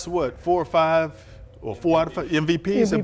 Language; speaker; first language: English; native; English